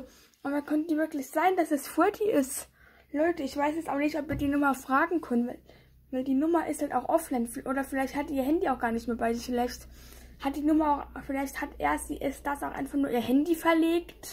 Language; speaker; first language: German; native; German